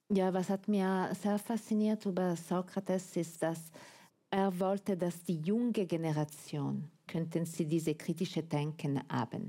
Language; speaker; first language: German; non-native, fluent; Italian